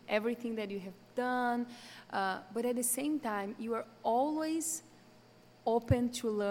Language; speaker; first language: English; non-native, fluent; Portuguese